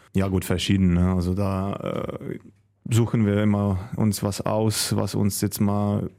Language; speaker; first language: German; non-native, fluent; Czech